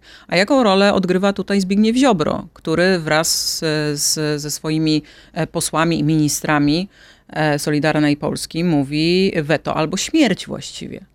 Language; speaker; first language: Polish; native; Polish